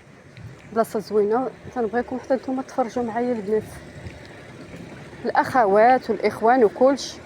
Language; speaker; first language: Arabic; native; Arabic